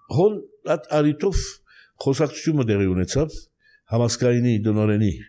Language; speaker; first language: Armenian; early bilingual, heritage; Armenian